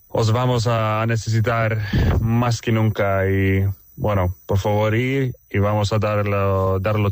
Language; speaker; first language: Spanish; non-native, fluent; Swedish